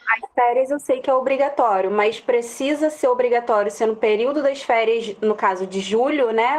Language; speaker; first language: Portuguese; native; Portuguese